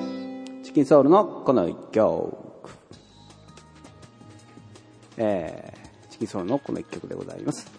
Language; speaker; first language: Japanese; native; Japanese